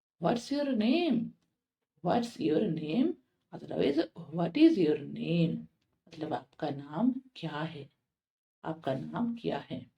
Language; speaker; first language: Hindi; non-native, local second language; Bangla